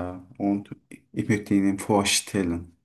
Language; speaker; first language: German; non-native, learner; Turkish